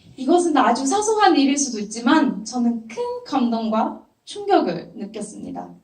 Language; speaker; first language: Korean; non-native, fluent; Japanese